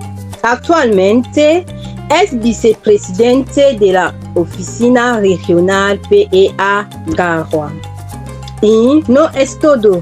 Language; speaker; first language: Spanish; non-native, fluent; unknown